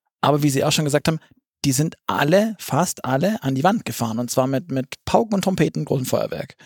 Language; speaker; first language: German; native; German